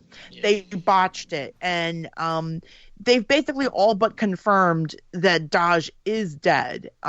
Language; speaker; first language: English; native; English